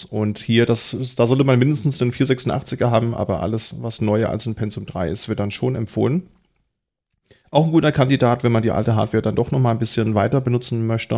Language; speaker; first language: German; native; German